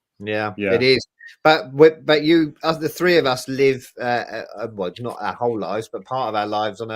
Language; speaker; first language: English; native; English